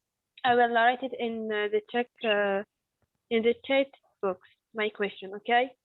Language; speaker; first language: English; non-native, learner; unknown